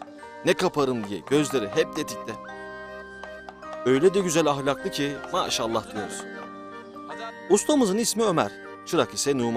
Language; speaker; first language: Turkish; native; Turkish